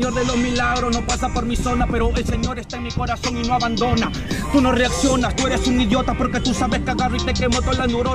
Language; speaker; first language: Spanish; native; Spanish